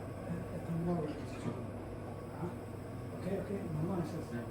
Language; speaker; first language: Russian; non-native, learner; Somali